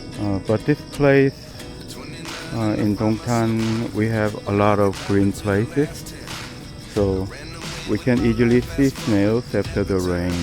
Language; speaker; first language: English; non-native, learner; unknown